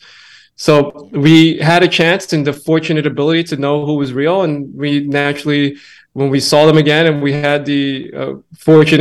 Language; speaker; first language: English; native; English